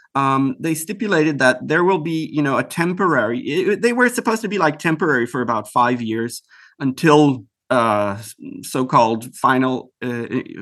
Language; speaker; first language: English; early bilingual, other home language; Hebrew